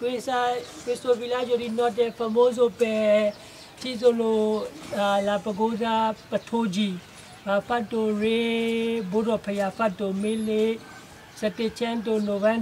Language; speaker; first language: Italian; non-native, learner; Burmese